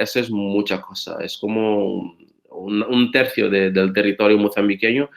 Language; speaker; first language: Spanish; non-native, fluent; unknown